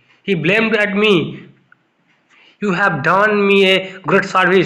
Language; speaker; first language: English; non-native, local second language; Bangla